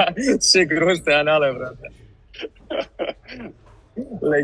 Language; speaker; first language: German; non-native, fluent; Serbian